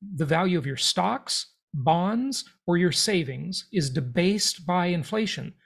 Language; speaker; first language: English; native; English